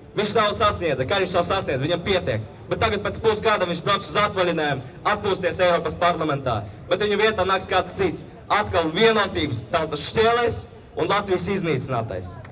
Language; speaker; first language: Latvian; non-native, local second language; Russian